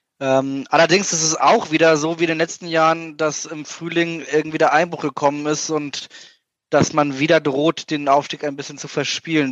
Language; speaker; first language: German; native; German